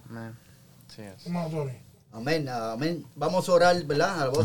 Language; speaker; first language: Spanish; native; Spanish